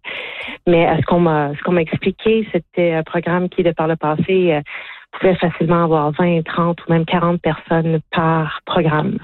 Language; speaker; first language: French; native; French